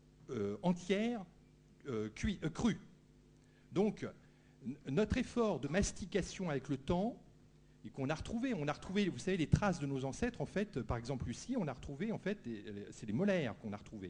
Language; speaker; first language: French; native; French